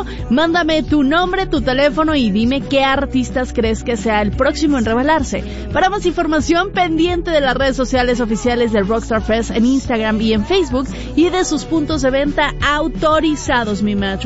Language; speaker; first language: Spanish; native; Spanish